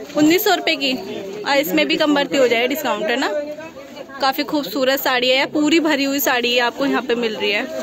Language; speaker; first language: Hindi; native; Hindi